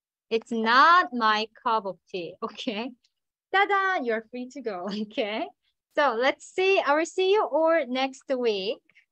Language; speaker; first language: English; non-native, fluent; Korean